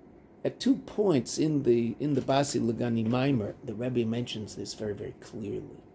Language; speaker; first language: English; native; English